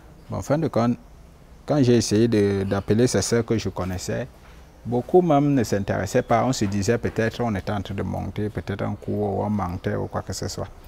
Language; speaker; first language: French; native; French